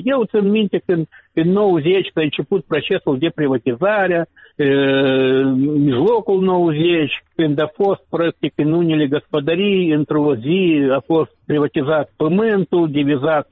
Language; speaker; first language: Romanian; non-native, local second language; Russian